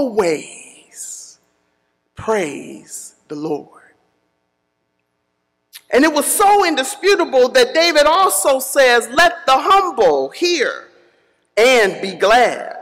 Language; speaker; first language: English; native; English